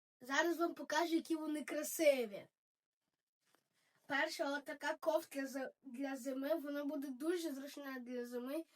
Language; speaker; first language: Ukrainian; early bilingual, heritage; Ukrainian